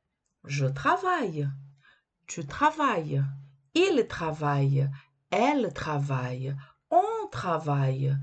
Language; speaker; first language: French; non-native, fluent; Portuguese